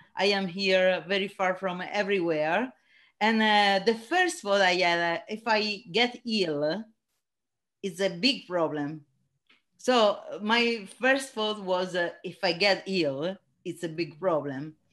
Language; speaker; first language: English; non-native, learner; Italian